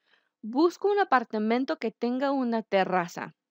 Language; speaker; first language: Spanish; non-native, fluent; English